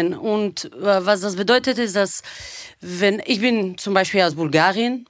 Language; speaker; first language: German; non-native, fluent; Bulgarian